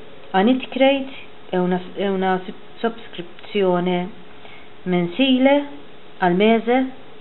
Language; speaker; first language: Italian; non-native, fluent; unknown